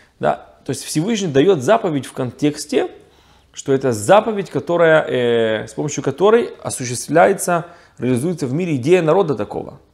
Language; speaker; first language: Russian; early bilingual, heritage; Russian